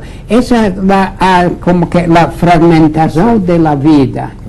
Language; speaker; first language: Portuguese; non-native, fluent; Latvian